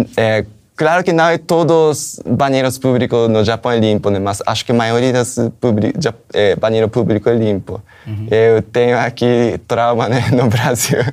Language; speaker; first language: Portuguese; non-native, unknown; Japanese